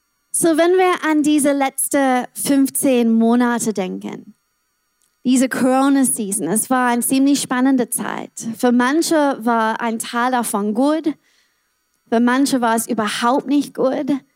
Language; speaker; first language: German; non-native, learner; English